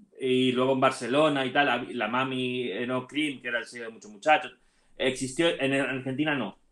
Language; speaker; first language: Spanish; native; Spanish